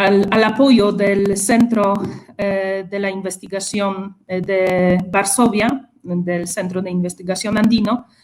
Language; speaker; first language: Spanish; non-native, fluent; Polish